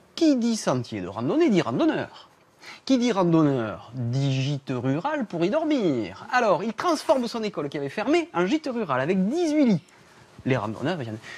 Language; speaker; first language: French; native; French